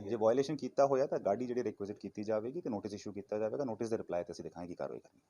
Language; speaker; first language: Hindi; non-native, local second language; Punjabi